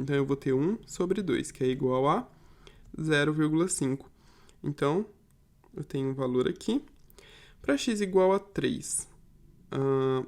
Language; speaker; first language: Portuguese; native; Portuguese